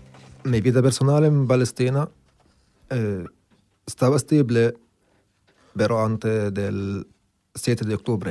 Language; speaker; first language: Spanish; non-native, learner; Arabic